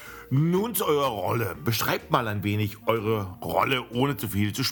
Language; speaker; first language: German; native; German